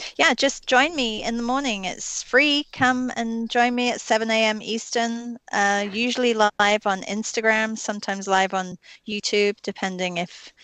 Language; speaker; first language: English; native; English